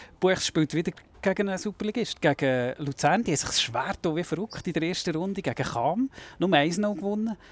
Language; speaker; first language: German; native; German